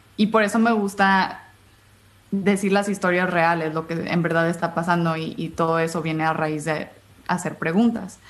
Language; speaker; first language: Spanish; native; Spanish